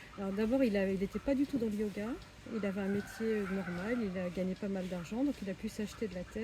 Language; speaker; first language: French; native; French